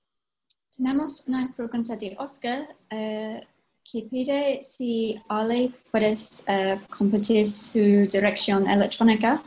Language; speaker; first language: Spanish; non-native, fluent; English